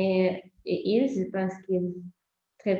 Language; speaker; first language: French; non-native, learner; Portuguese